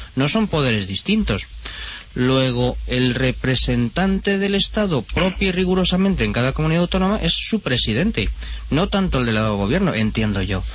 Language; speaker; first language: Spanish; native; Spanish